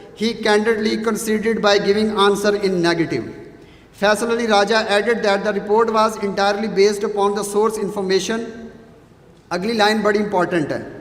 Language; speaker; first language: English; non-native, local second language; Urdu